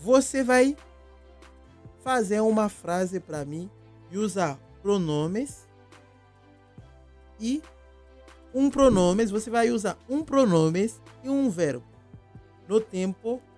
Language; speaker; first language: Portuguese; non-native, local second language; Haitian Creole